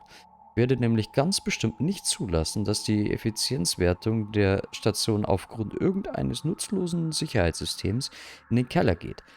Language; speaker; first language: German; native; German